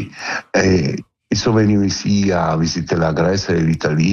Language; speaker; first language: French; non-native, learner; Italian